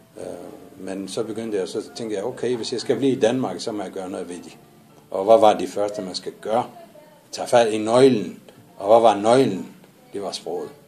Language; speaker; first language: Danish; non-native, fluent; Arabic